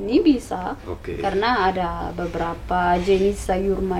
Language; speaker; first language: Indonesian; non-native, learner; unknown